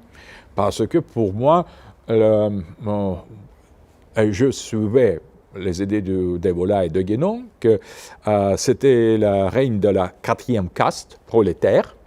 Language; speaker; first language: French; non-native, fluent; Russian